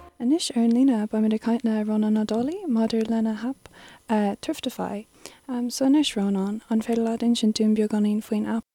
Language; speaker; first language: Irish; non-native, local second language; English